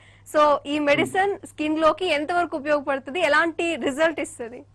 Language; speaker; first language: Telugu; native; Telugu